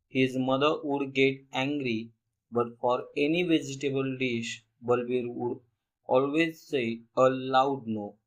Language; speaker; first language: English; non-native, local second language; Marathi